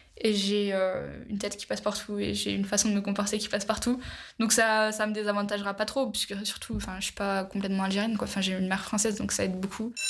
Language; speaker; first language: French; native; French